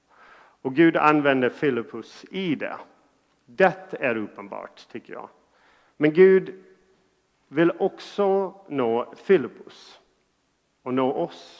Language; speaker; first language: Swedish; non-native, fluent; English